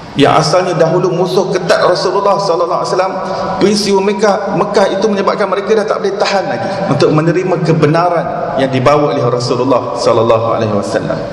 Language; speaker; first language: Malay; native; Malay